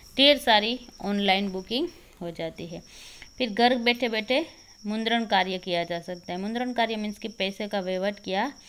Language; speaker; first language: Hindi; non-native, local second language; Gujarati